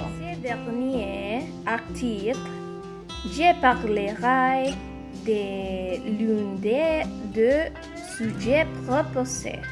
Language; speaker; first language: French; non-native, learner; Spanish